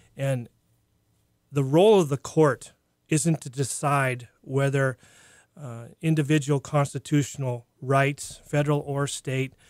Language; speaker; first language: English; native; English